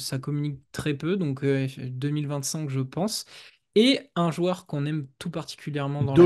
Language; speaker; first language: French; native; French